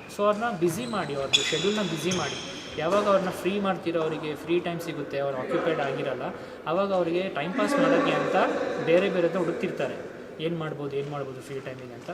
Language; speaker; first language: Kannada; non-native, local second language; Hindi